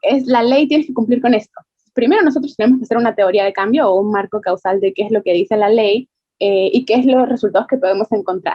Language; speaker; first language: Spanish; native; Spanish